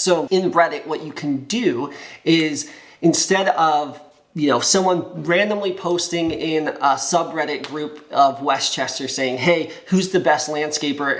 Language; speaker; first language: English; native; English